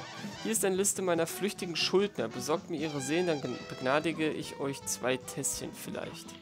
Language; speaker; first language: German; native; German